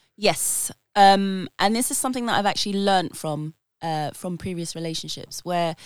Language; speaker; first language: English; native; English